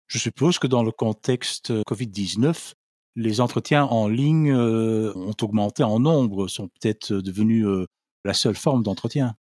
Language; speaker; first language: French; non-native, local second language; Dutch